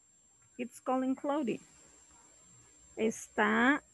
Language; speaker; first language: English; non-native, learner; Spanish